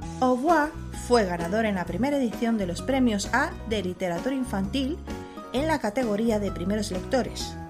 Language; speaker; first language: Spanish; native; Spanish